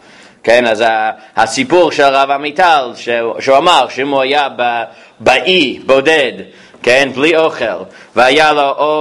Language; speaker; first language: Hebrew; non-native, fluent; English